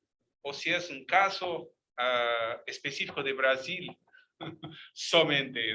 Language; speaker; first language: Spanish; non-native, fluent; Portuguese